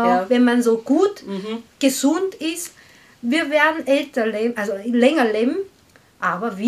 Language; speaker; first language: German; non-native, learner; Korean